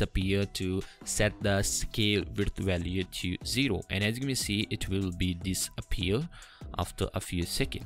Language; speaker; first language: English; non-native, fluent; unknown